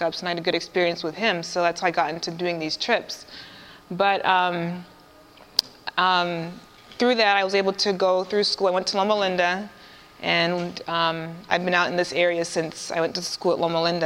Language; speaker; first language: English; native; English